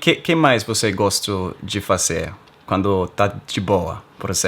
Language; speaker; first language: Portuguese; non-native, learner; English